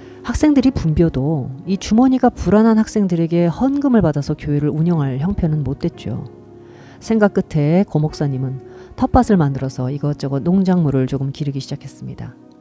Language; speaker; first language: Korean; native; Korean